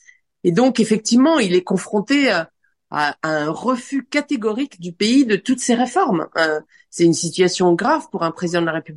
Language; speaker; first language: French; native; French